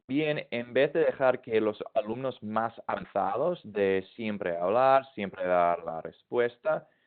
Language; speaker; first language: Spanish; non-native, fluent; English